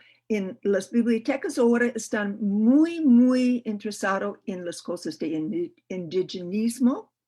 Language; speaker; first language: Spanish; non-native, learner; English